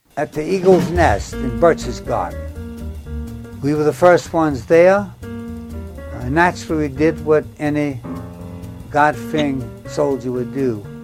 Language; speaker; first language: English; native; English